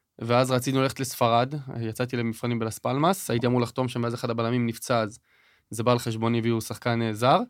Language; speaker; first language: Hebrew; native; Hebrew